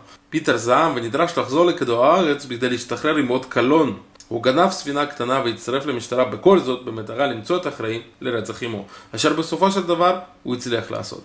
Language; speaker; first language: Hebrew; native; Hebrew